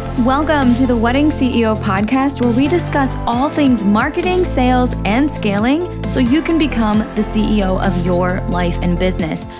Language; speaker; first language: English; native; English